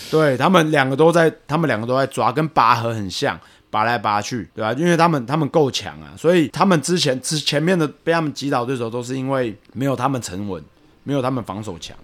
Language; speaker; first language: Chinese; native; Chinese